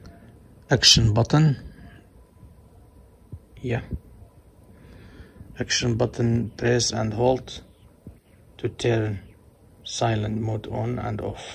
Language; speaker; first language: English; non-native, fluent; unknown